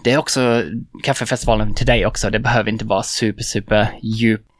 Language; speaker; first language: Swedish; non-native, fluent; English